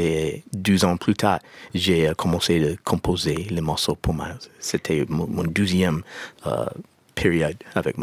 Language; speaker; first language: French; non-native, learner; English